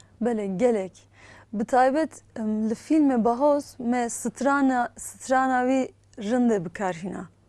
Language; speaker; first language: Kurdish; non-native, local second language; Turkish